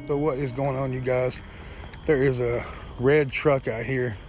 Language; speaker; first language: English; native; English